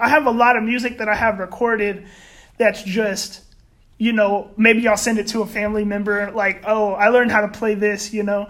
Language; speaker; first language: English; native; English